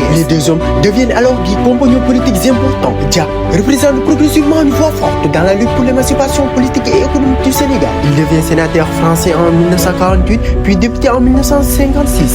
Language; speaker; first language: French; non-native, local second language; Wolof